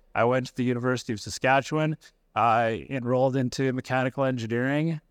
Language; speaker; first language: English; native; English